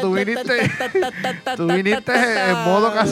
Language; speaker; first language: Spanish; native; Spanish